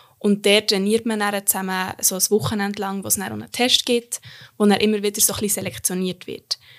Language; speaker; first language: German; native; German